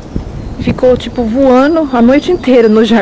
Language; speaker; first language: Portuguese; native; Portuguese